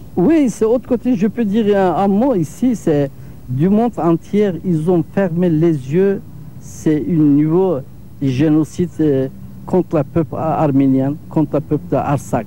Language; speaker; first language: French; non-native, learner; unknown